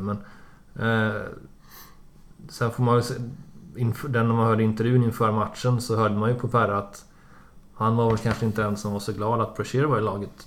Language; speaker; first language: Swedish; native; Swedish